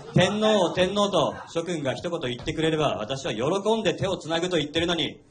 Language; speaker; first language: Japanese; native; Japanese